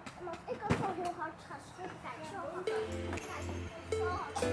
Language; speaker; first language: Dutch; early bilingual, other home language; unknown